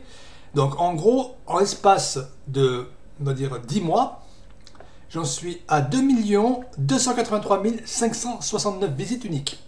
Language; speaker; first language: French; native; French